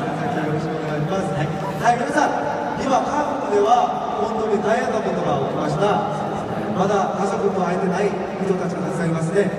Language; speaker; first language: Japanese; non-native, fluent; Korean